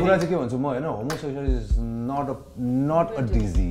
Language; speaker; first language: Nepali; native; Nepali